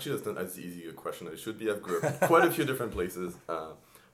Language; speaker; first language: English; early bilingual, other home language; French